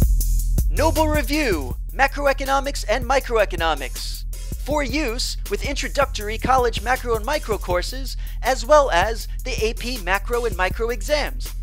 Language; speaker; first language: English; native; English